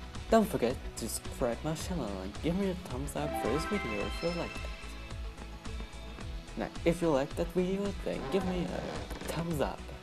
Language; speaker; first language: English; non-native, learner; German